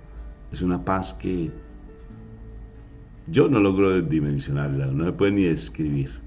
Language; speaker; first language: Spanish; native; Spanish